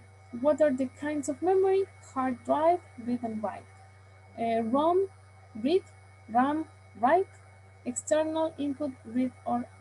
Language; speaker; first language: English; non-native, learner; Spanish